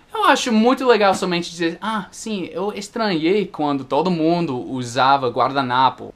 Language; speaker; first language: Portuguese; non-native, fluent; English